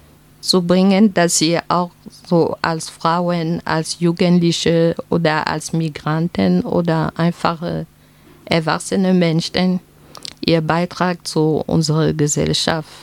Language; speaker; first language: German; non-native, fluent; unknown